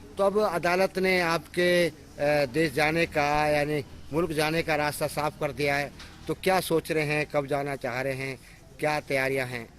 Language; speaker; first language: Hindi; native; Hindi